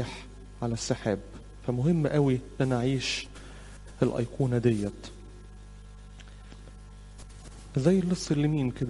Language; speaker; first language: Arabic; native; Arabic